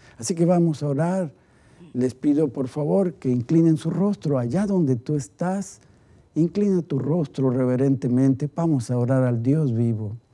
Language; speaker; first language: Spanish; native; Spanish